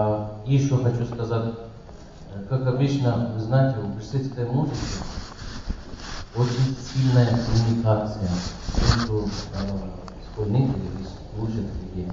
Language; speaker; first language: Russian; non-native, learner; Persian